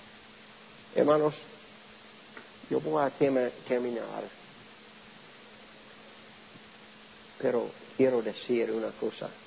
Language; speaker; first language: Spanish; non-native, learner; English